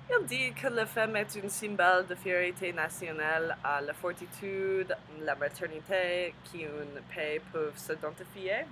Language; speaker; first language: French; non-native, learner; English